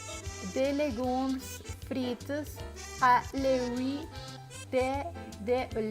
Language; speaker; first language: French; non-native, learner; Spanish